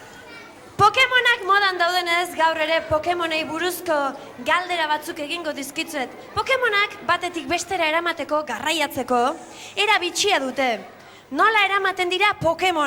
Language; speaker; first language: Basque; native; Basque